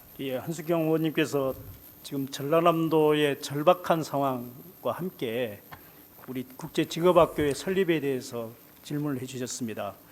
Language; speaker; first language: Korean; native; Korean